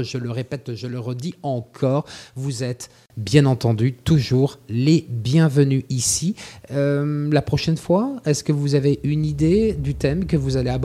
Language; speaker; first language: French; native; French